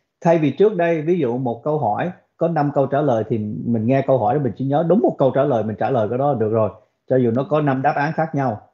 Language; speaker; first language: Vietnamese; early bilingual, other home language; English